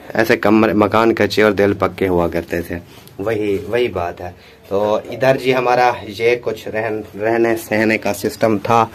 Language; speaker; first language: Urdu; non-native, local second language; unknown